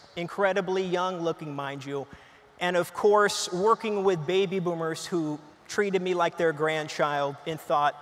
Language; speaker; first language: English; native; English